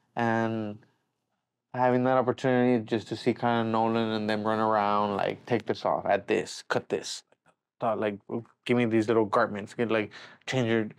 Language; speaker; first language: English; native; English